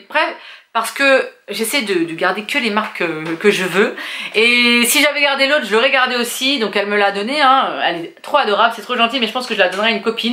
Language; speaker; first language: French; native; French